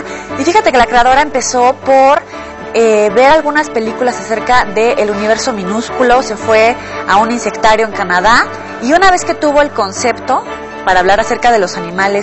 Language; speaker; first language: Spanish; native; Spanish